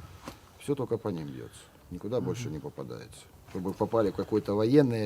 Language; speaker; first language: Russian; native; Russian